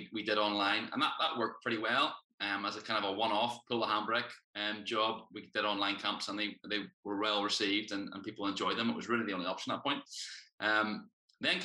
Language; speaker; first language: English; native; English